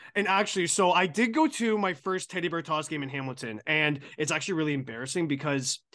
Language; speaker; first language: English; native; English